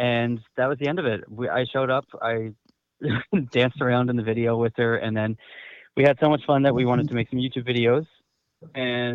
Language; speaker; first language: English; native; English